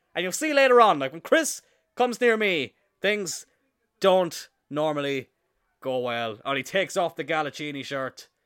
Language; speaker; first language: English; native; English